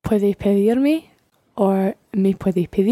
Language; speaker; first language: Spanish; non-native, learner; English